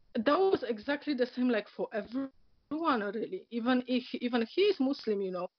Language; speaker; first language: English; non-native, learner; Polish